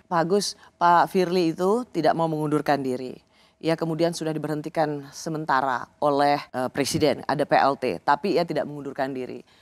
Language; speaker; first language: Indonesian; native; Indonesian